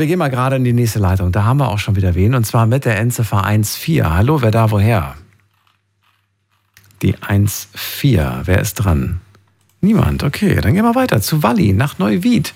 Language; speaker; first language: German; native; German